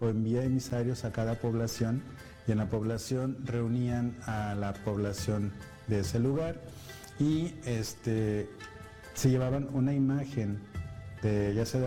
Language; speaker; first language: Spanish; native; Spanish